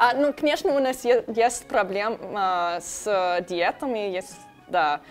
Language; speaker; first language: Russian; non-native, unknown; English